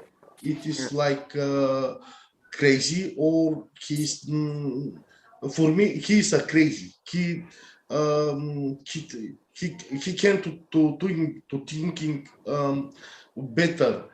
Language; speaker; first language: English; non-native, learner; Bulgarian